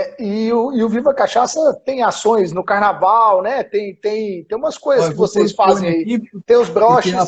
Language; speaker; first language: Portuguese; native; Portuguese